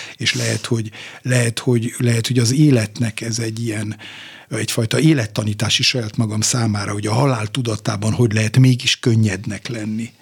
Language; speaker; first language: Hungarian; non-native, fluent; Turkish